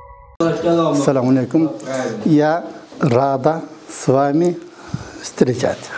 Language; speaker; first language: Russian; non-native, learner; Kyrgyz